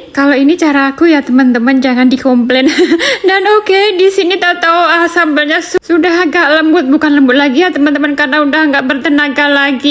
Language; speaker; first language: Indonesian; native; Indonesian